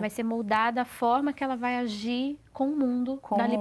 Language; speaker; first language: Portuguese; native; Portuguese